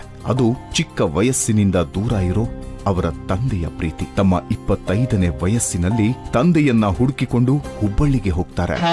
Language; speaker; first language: Kannada; native; Kannada